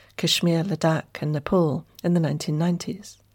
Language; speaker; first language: English; native; English